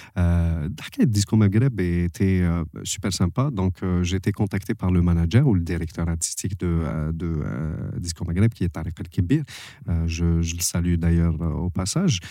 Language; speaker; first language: French; non-native, local second language; Arabic